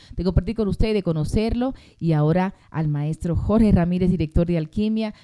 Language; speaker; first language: Spanish; native; Spanish